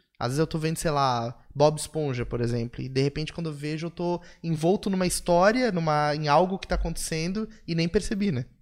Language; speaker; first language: Portuguese; native; Portuguese